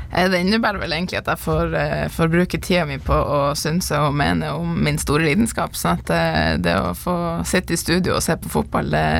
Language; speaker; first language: Norwegian; native; Norwegian